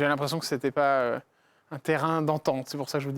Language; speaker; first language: French; native; French